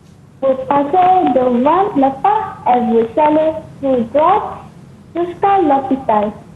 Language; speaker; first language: French; non-native, learner; Malay